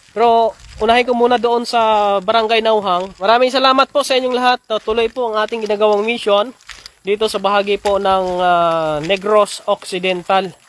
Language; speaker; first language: Filipino; non-native, local second language; Hiligaynon